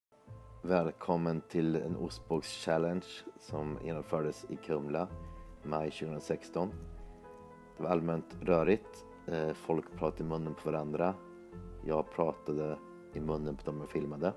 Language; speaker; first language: Swedish; native; Swedish